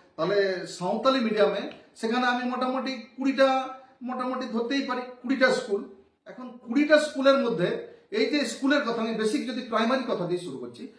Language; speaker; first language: Bangla; non-native, local second language; Santali